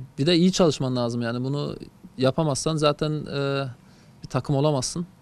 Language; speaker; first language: Turkish; early bilingual, heritage; Turkish